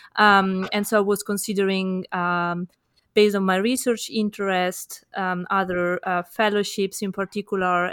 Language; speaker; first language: English; non-native, fluent; Italian